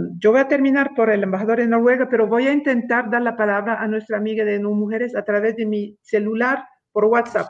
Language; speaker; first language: Spanish; non-native, fluent; French